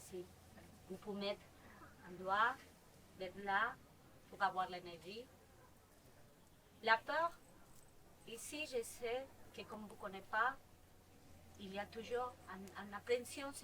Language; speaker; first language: French; non-native, fluent; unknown